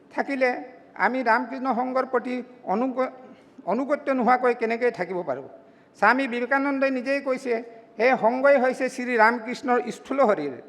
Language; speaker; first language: Assamese; non-native, local second language; Mising